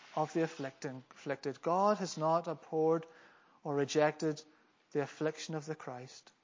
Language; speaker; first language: English; native; English